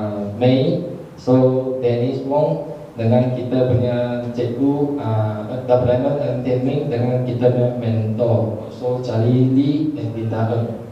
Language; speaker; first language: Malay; non-native, local second language; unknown